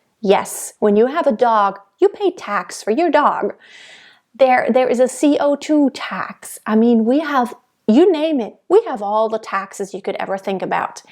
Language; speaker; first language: English; non-native, fluent; German